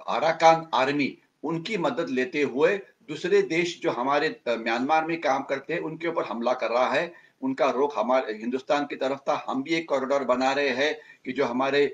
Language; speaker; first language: Hindi; non-native, local second language; Marathi